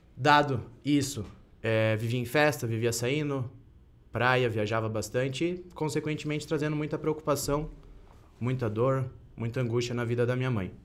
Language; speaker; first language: Portuguese; native; Portuguese